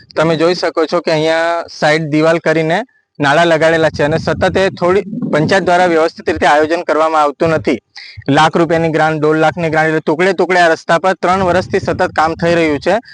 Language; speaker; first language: Gujarati; native; Gujarati